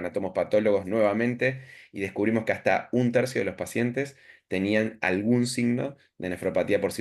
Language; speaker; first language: Spanish; native; Spanish